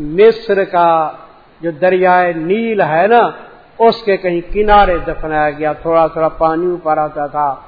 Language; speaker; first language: Urdu; native; Urdu